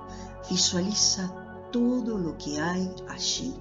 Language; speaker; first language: Spanish; non-native, fluent; Portuguese